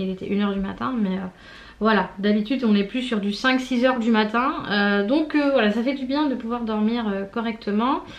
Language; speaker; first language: French; native; French